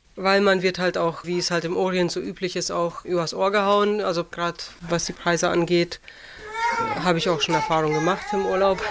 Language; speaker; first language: German; early bilingual, other home language; Russian